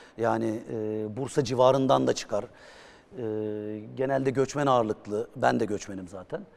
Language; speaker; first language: Turkish; native; Turkish